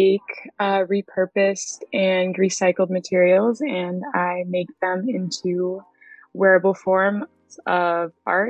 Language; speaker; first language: English; native; English